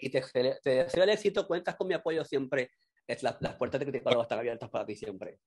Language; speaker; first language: Spanish; native; Spanish